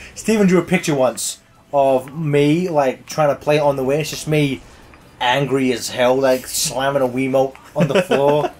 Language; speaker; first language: English; native; English